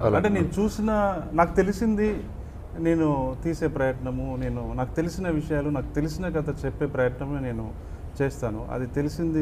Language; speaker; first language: Telugu; native; Telugu